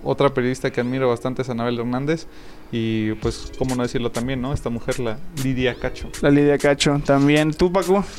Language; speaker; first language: Spanish; native; Spanish